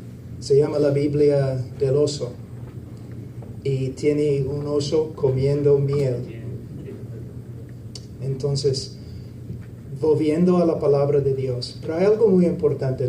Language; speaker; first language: Spanish; non-native, fluent; English